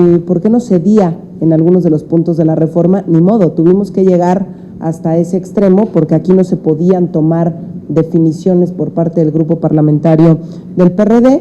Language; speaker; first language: Spanish; native; Spanish